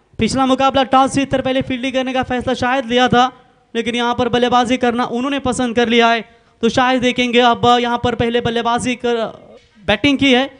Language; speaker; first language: Hindi; non-native, local second language; Marathi